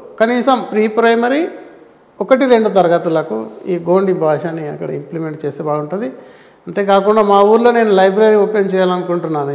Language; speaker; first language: Telugu; non-native, local second language; Gondi